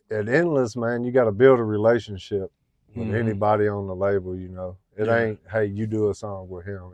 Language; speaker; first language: English; native; English